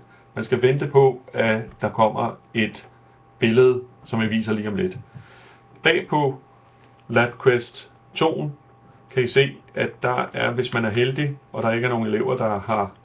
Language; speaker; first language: Danish; native; Danish